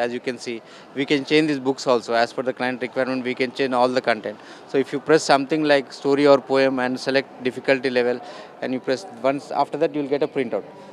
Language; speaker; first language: English; non-native, local second language; Telugu